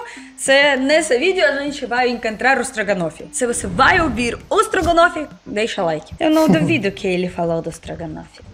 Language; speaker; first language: Portuguese; non-native, learner; Russian